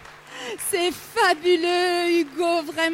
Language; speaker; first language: French; native; French